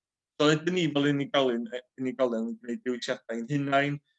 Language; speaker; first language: Welsh; native; Welsh